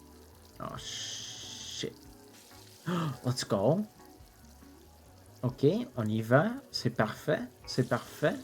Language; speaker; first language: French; non-native, local second language; English